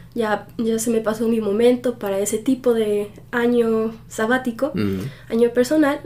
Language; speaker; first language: Spanish; early bilingual, heritage; Spanish